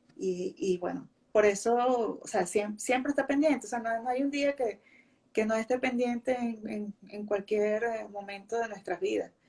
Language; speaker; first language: Spanish; native; Spanish